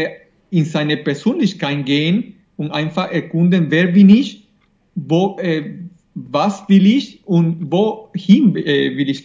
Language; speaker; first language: German; non-native, fluent; Spanish